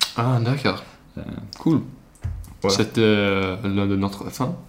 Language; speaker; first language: French; non-native, learner; Swedish